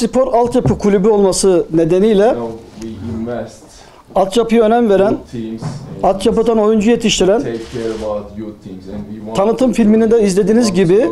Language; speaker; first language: Turkish; native; Turkish